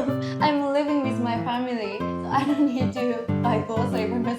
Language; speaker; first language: English; non-native, fluent; Japanese